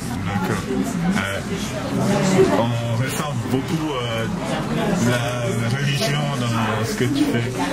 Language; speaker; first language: French; native; French